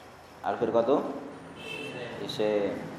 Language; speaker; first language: Arabic; non-native, fluent; Indonesian